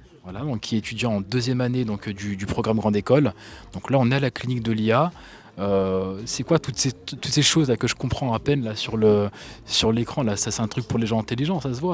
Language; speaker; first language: French; native; French